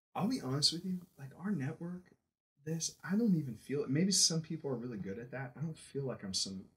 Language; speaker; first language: English; native; English